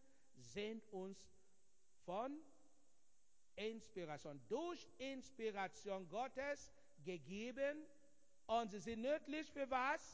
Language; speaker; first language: German; non-native, fluent; Igbo